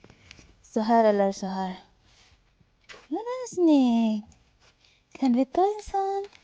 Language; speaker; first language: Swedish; non-native, learner; Filipino